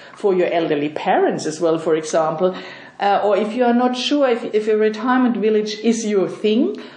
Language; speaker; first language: English; non-native, fluent; German